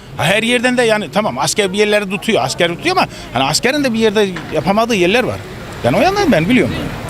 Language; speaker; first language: Turkish; native; Turkish